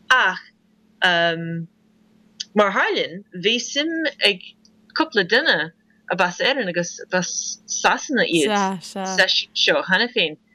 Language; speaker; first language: Irish; non-native, fluent; English